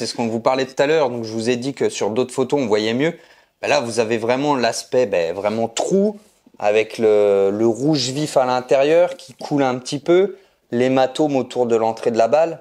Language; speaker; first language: French; native; French